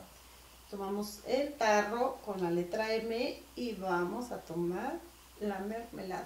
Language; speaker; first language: Spanish; native; Spanish